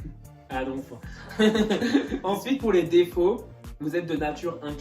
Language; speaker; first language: French; native; French